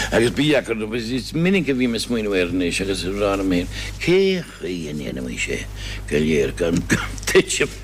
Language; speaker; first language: Irish; non-native, fluent; English